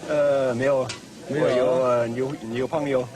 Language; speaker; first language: Chinese; non-native, learner; English